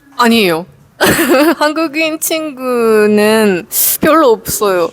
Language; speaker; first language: Korean; non-native, learner; Japanese